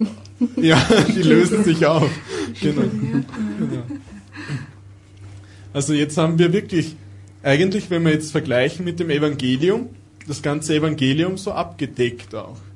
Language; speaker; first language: German; native; German